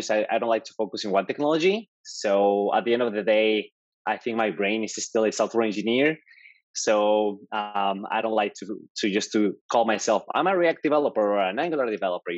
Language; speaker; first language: English; non-native, fluent; Spanish